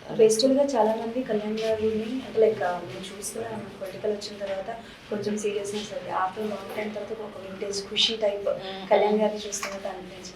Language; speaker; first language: Telugu; native; Telugu